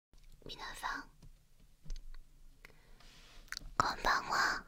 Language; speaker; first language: Japanese; non-native, learner; Korean